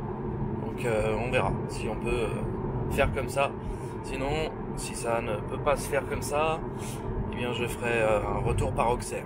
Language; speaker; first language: French; native; French